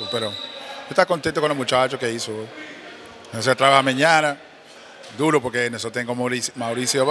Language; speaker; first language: Spanish; non-native, learner; English